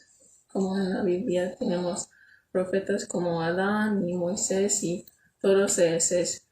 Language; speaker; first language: Spanish; non-native, learner; English